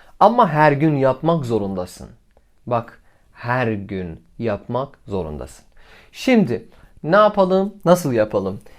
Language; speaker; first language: Turkish; non-native, fluent; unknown